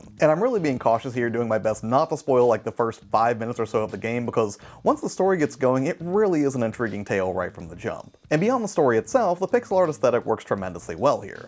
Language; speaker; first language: English; native; English